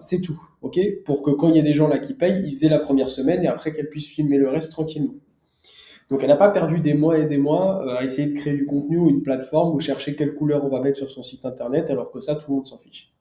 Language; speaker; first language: French; native; French